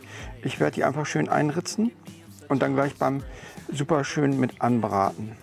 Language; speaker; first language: German; native; German